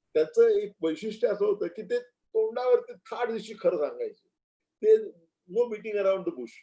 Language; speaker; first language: Marathi; native; Marathi